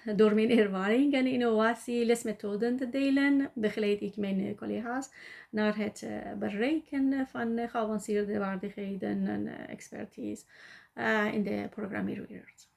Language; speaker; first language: Dutch; non-native, learner; Persian